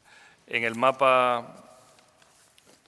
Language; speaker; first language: Spanish; native; Spanish